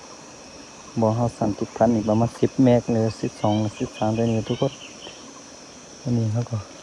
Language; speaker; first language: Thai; non-native, local second language; Lahu